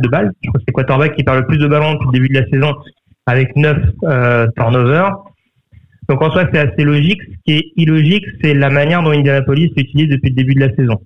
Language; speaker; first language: French; native; French